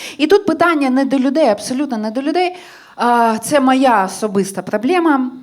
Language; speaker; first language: Ukrainian; non-native, local second language; Russian